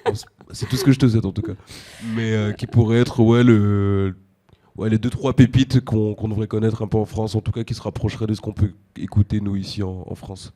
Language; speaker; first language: French; native; French